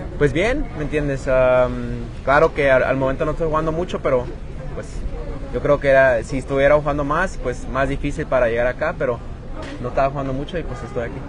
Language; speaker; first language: Spanish; early bilingual, heritage; Spanish